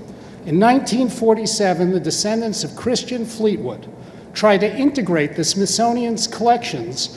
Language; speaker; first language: English; native; English